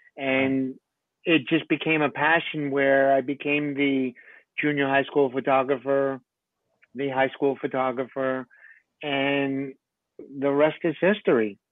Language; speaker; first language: English; early bilingual, other home language; Spanish